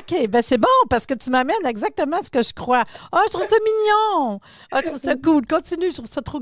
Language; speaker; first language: French; native; French